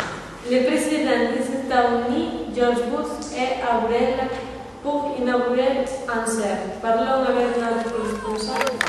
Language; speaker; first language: French; non-native, learner; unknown